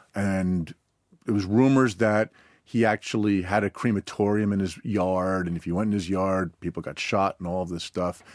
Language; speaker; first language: English; native; English